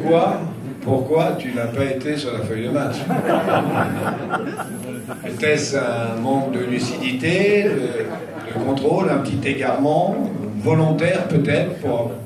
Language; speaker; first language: French; native; French